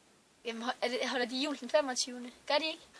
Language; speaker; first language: Danish; native; Danish